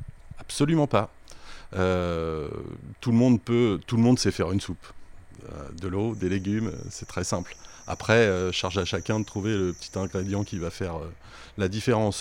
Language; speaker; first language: French; native; French